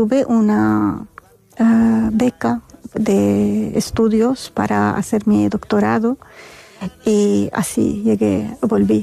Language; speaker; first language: Spanish; non-native, fluent; Arabic